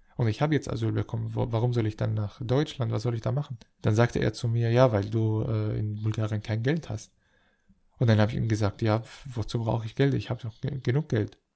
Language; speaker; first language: German; non-native, fluent; Arabic